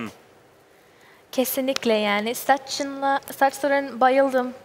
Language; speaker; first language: Turkish; non-native, learner; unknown